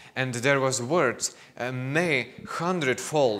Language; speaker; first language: English; non-native, fluent; Latvian